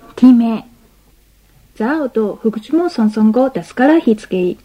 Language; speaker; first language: Mongolian; non-native, fluent; Japanese